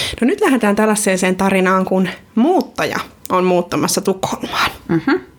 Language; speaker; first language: Finnish; native; Finnish